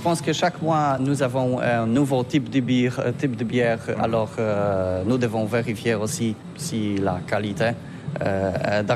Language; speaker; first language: French; non-native, learner; Polish